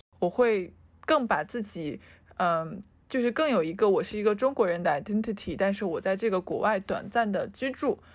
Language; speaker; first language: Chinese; native; Chinese